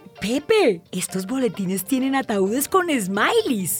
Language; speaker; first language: Spanish; native; Spanish